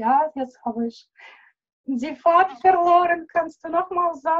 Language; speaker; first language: German; non-native, learner; Russian